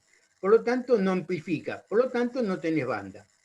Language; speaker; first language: Spanish; native; Spanish